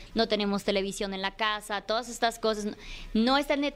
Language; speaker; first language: Spanish; native; Spanish